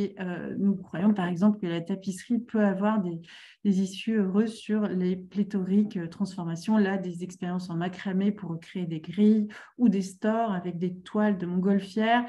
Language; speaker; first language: French; native; French